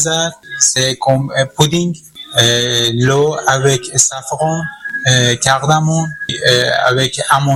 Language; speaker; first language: French; non-native, learner; Persian